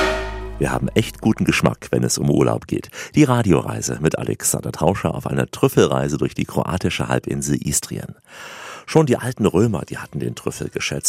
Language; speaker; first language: German; native; German